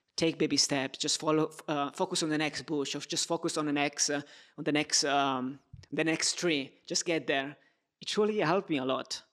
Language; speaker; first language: English; non-native, fluent; Italian